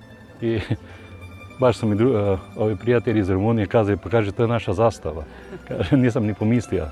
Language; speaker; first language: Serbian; non-native, learner; Slovenian